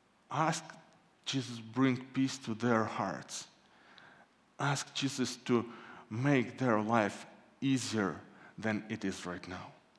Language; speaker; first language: English; non-native, fluent; Ukrainian